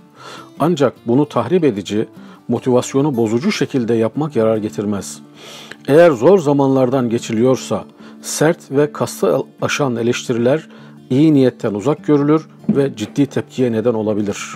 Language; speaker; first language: Turkish; native; Turkish